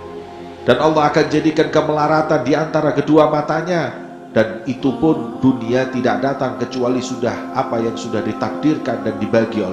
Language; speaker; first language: Indonesian; native; Indonesian